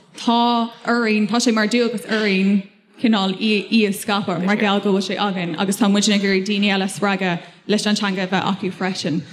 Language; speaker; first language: Irish; non-native, local second language; English